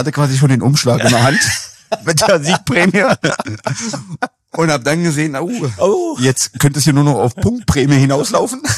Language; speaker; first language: German; native; German